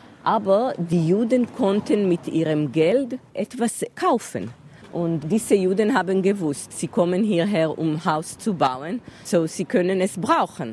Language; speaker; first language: German; non-native, fluent; Hebrew